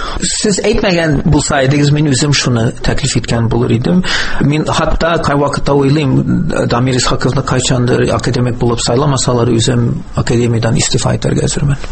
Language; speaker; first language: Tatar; early bilingual, heritage; Tatar